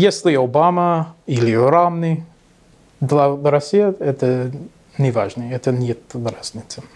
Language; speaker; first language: Russian; non-native, learner; English